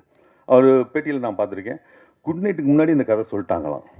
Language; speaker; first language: Tamil; native; Tamil